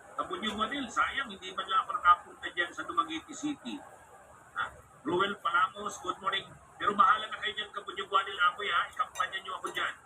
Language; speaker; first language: Filipino; non-native, local second language; Bikol